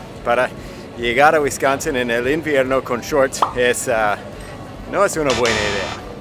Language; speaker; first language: Spanish; non-native, fluent; English